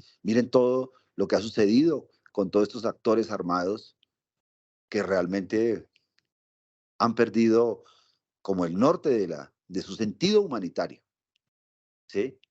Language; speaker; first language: Spanish; native; Spanish